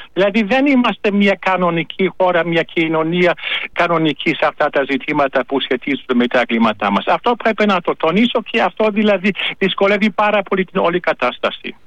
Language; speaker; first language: Greek; non-native, fluent; German